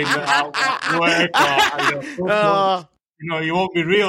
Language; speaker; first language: English; native; English